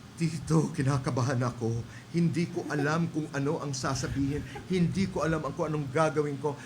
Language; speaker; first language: Filipino; non-native, local second language; Waray